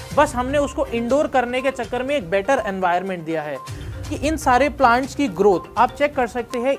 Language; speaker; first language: Hindi; native; Hindi